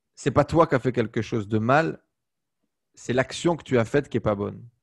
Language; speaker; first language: French; native; French